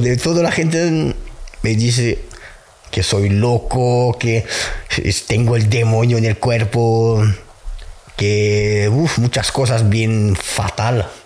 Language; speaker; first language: Spanish; non-native, fluent; French